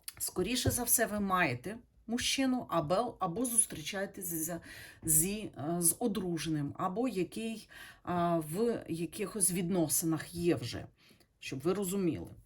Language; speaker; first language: Ukrainian; non-native, local second language; Russian